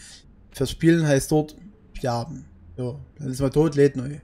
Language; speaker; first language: German; native; German